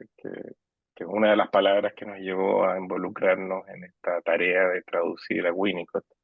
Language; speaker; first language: Spanish; native; Spanish